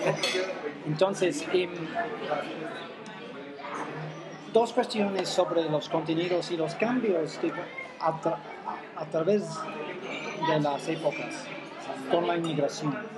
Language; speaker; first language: Spanish; non-native, fluent; English